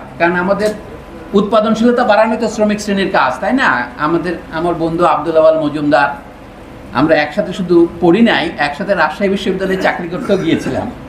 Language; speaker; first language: Bangla; non-native, local second language; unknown